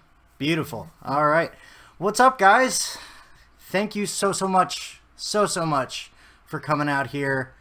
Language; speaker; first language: English; native; English